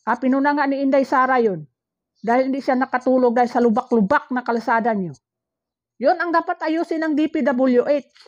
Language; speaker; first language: Filipino; non-native, local second language; Cebuano